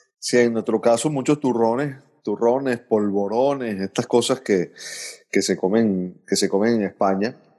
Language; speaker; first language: Spanish; native; Spanish